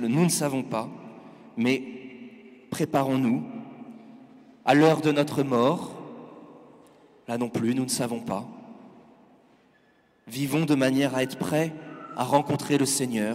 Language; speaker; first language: French; native; French